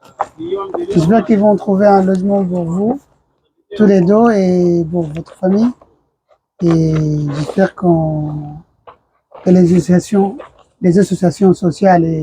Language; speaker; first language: French; non-native, learner; Arabic